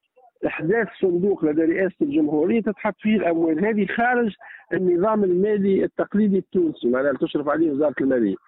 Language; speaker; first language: Arabic; native; Arabic